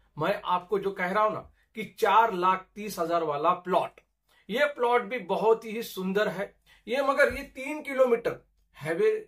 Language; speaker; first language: Hindi; non-native, local second language; Marathi